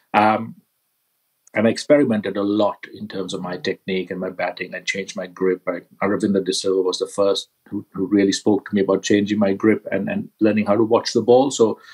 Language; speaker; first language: English; non-native, local second language; Sinhala